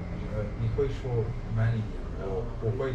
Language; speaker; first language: Chinese; non-native, learner; English